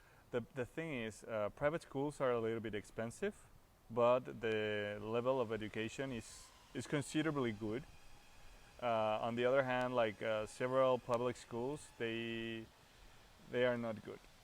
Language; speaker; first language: English; non-native, fluent; Spanish